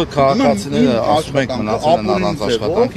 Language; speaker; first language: Armenian; native; Armenian